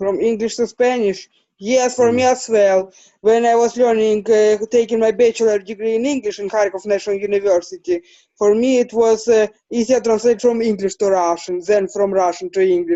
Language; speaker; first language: English; non-native, fluent; Russian